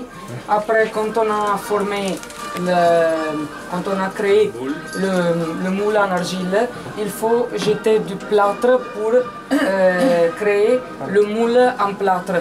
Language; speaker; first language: French; non-native, fluent; Italian